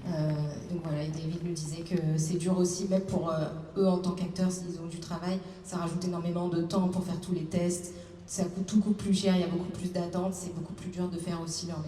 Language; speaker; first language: French; native; French